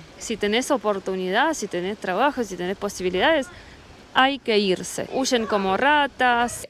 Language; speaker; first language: Spanish; early bilingual, other home language; Russian